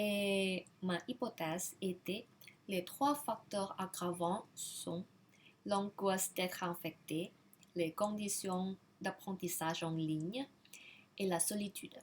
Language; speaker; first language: French; non-native, learner; Thai